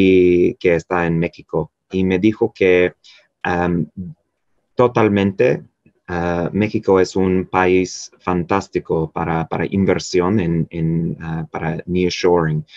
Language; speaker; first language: Spanish; non-native, fluent; English